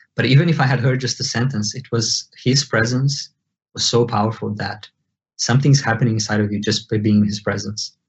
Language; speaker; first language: English; non-native, fluent; Portuguese